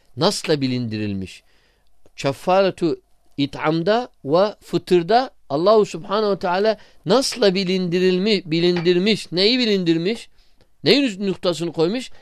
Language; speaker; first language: Turkish; non-native, fluent; Arabic